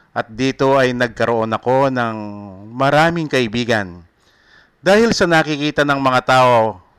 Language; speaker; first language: Filipino; non-native, local second language; Pampanga